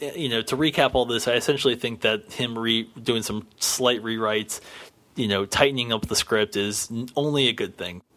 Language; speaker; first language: English; native; English